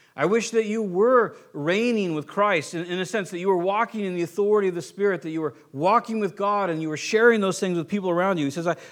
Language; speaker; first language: English; native; English